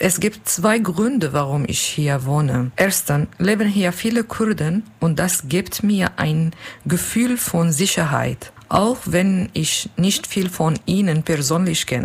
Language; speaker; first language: German; non-native, learner; Kurdish